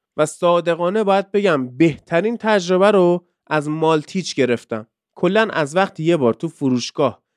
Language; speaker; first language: Persian; native; Persian